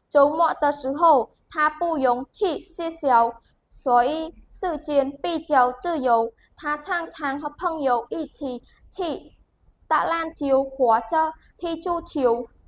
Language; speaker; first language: Chinese; non-native, learner; Khmer